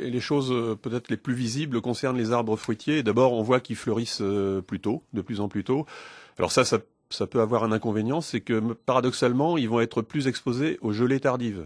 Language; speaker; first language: French; native; French